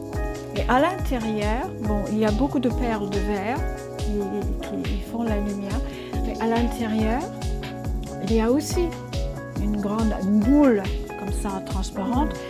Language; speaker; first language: French; non-native, fluent; English